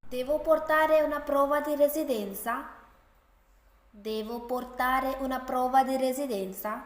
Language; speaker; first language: Italian; non-native, fluent; Urdu